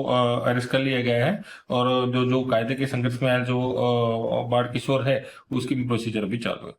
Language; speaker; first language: Hindi; non-native, local second language; Gujarati